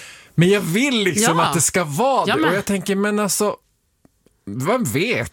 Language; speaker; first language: Swedish; native; Swedish